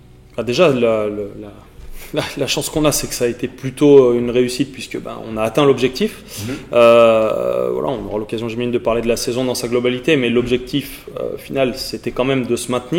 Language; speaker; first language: French; native; French